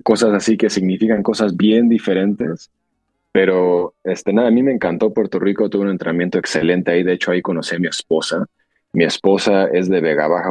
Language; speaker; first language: Spanish; early bilingual, heritage; Spanish